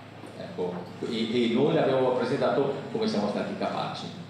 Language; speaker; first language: Italian; native; Italian